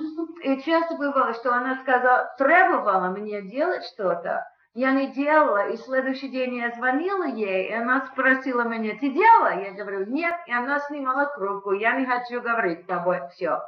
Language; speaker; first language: Russian; non-native, fluent; English